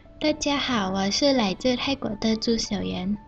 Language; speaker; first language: Chinese; early bilingual, heritage; Chinese